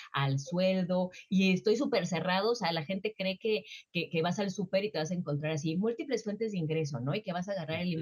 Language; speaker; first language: Spanish; native; Spanish